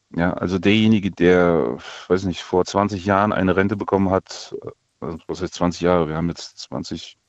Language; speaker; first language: German; non-native, fluent; Russian